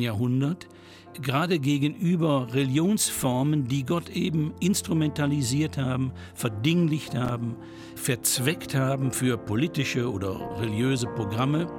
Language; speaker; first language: German; native; German